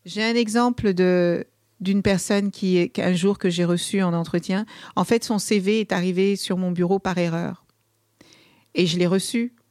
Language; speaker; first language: French; early bilingual, other home language; Kabuverdianu